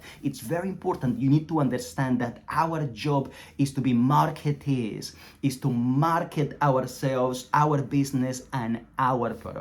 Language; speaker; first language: English; non-native, fluent; Spanish